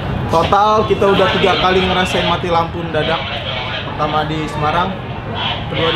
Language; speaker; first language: Indonesian; native; Indonesian